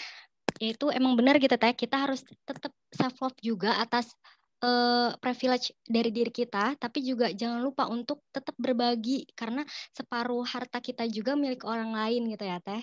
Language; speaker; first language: Indonesian; native; Indonesian